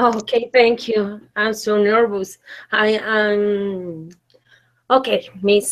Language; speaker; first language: English; non-native, learner; Spanish